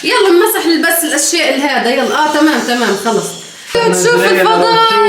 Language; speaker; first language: Arabic; native; Arabic